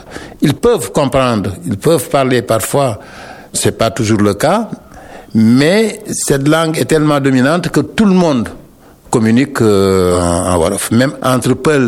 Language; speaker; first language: French; non-native, local second language; Wolof